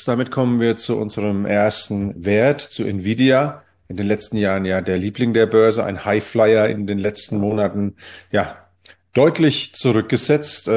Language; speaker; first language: German; native; German